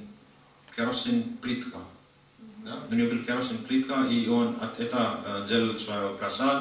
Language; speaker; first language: Russian; non-native, learner; Hindi